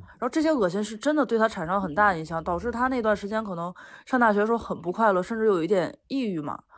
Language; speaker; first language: Chinese; native; Chinese